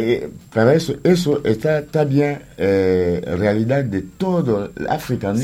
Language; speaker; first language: Spanish; non-native, learner; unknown